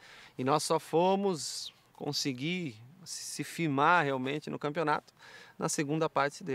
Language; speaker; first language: Portuguese; native; Portuguese